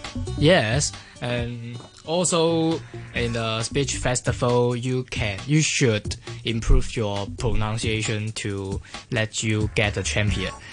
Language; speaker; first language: English; non-native, learner; Cantonese